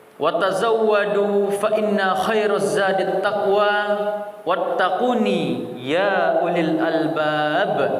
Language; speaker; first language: Malay; non-native, local second language; Minangkabau